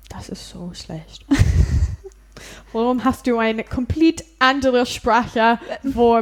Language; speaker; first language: German; non-native, learner; English